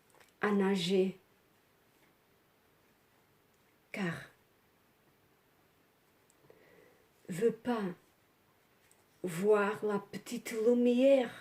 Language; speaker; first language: French; non-native, learner; Portuguese